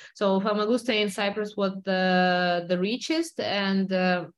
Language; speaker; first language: English; non-native, fluent; Russian